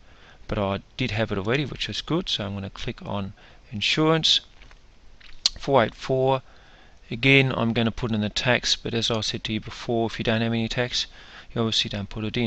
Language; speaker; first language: English; native; English